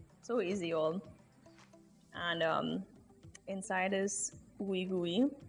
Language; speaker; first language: English; native; English